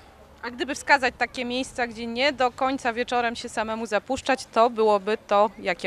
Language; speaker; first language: Polish; native; Polish